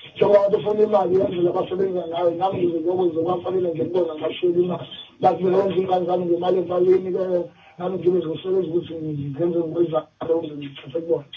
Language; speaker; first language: Zulu; native; Zulu